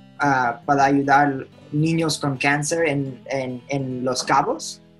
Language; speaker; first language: Spanish; non-native, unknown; English